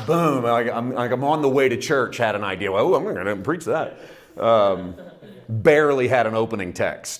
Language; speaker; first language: English; native; English